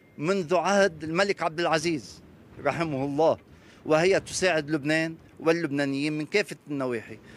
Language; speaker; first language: Arabic; native; Arabic